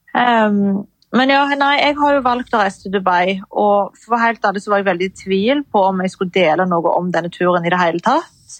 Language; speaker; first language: Norwegian; early bilingual, other home language; Arabic